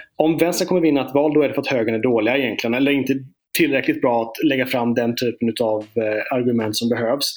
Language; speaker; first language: Swedish; native; Swedish